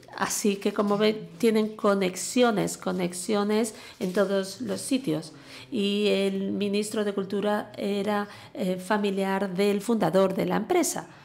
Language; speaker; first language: Spanish; non-native, fluent; English